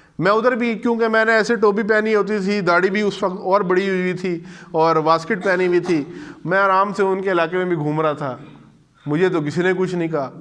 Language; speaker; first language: Urdu; non-native, local second language; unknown